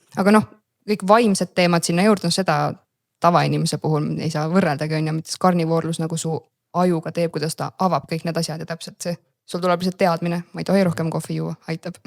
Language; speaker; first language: Estonian; native; Estonian